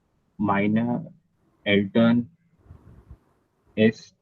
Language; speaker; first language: German; non-native, learner; Hindi